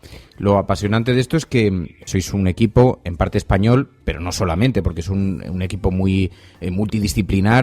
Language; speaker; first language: Spanish; native; Spanish